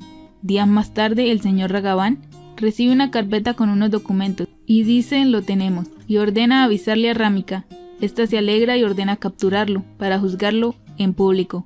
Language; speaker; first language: Spanish; native; Spanish